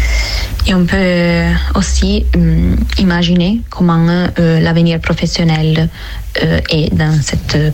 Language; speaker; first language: French; non-native, fluent; Italian